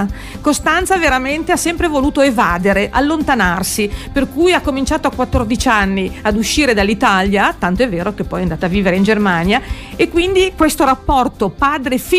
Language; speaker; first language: Italian; native; Italian